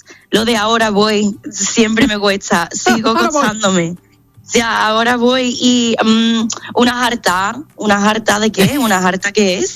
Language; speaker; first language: Spanish; non-native, fluent; English